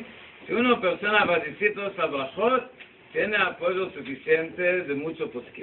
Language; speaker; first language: Spanish; non-native, learner; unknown